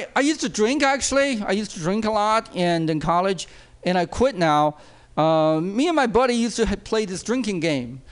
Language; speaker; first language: English; non-native, fluent; Chinese